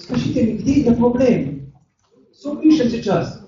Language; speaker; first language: Russian; non-native, learner; German